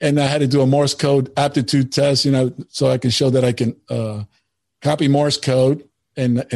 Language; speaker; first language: English; early bilingual, other home language; Spanish